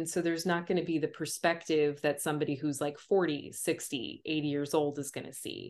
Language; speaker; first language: English; native; English